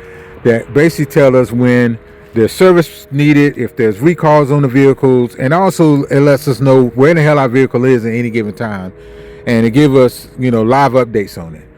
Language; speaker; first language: English; native; English